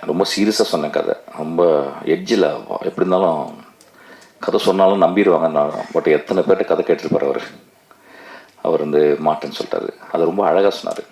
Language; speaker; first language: Tamil; native; Tamil